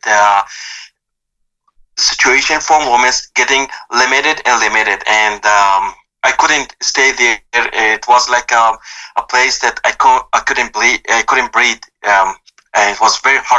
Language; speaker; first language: English; non-native, fluent; Persian